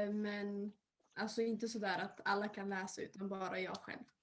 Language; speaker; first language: Swedish; early bilingual, other home language; Serbian